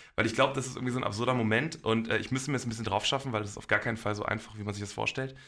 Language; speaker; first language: German; early bilingual, other home language; Polish